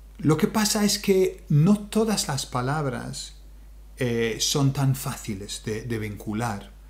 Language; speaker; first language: Spanish; non-native, fluent; English